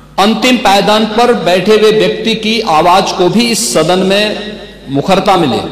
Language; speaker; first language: Hindi; native; Hindi